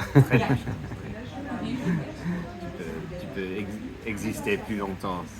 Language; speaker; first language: French; non-native, fluent; English